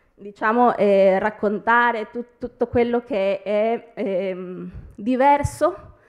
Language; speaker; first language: Italian; early bilingual, other home language; Spanish